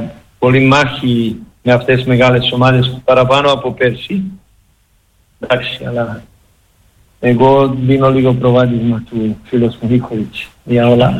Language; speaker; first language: Greek; non-native, fluent; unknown